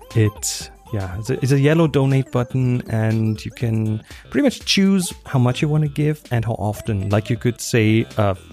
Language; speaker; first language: English; non-native, fluent; German